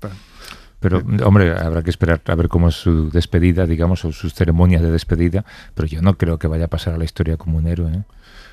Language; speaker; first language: Spanish; native; Spanish